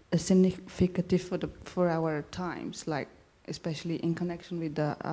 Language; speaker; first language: English; non-native, fluent; Bulgarian